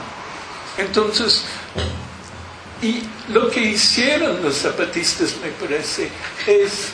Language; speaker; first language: Spanish; non-native, fluent; English